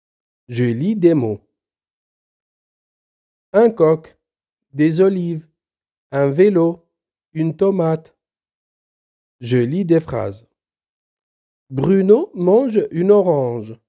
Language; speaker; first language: French; non-native, local second language; Arabic